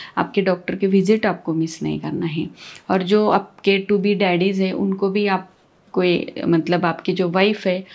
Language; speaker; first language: Hindi; non-native, local second language; Marathi